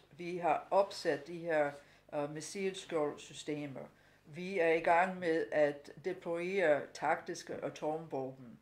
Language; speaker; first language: Danish; non-native, fluent; English